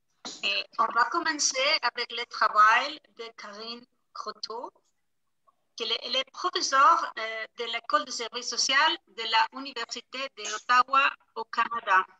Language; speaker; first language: French; non-native, fluent; Spanish